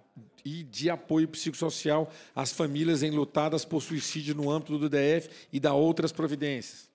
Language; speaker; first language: Portuguese; native; Portuguese